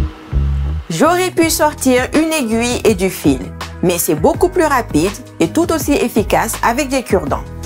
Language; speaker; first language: French; native; French